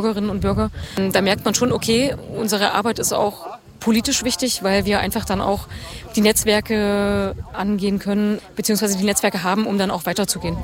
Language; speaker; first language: German; native; German